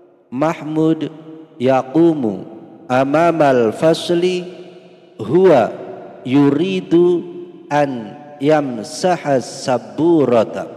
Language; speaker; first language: Arabic; non-native, fluent; Indonesian